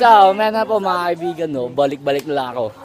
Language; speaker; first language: Filipino; native; Filipino